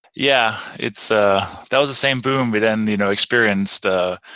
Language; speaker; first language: English; non-native, fluent; Danish